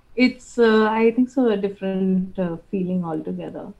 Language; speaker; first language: English; non-native, local second language; Bangla